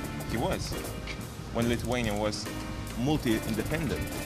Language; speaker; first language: English; non-native, fluent; Lithuanian